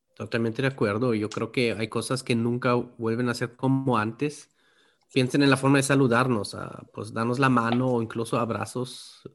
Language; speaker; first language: Spanish; non-native, fluent; German